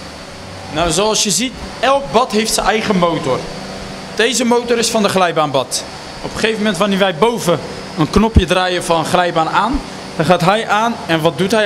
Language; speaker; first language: Dutch; native; Dutch